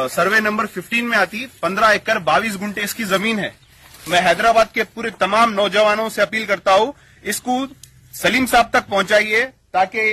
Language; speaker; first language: Hindi; native; Hindi